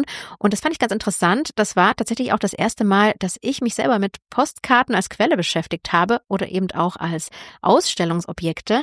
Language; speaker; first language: German; native; German